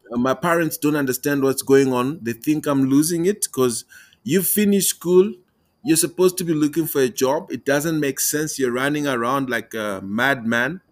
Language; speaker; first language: English; non-native, local second language; Tumbuka